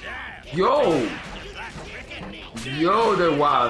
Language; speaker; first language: English; native; English